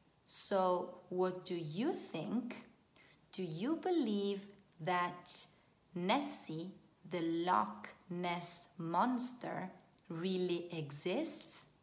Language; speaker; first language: English; non-native, fluent; Italian